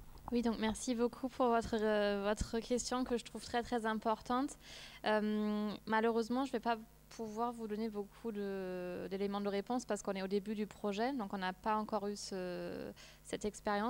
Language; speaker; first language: French; non-native, fluent; German